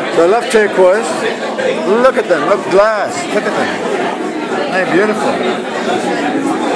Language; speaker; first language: English; native; English